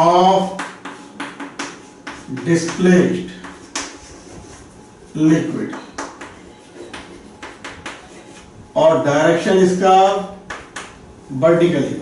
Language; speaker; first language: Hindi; native; Hindi